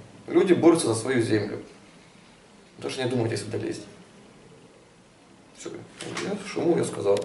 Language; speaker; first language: Russian; non-native, local second language; Ukrainian